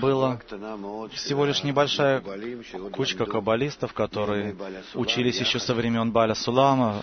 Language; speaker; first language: Russian; native; Russian